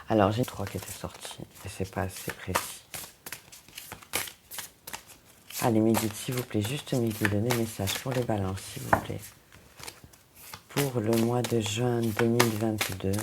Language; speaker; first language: French; native; French